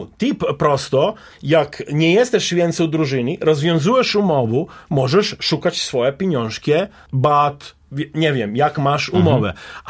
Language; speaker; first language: Polish; non-native, learner; Serbian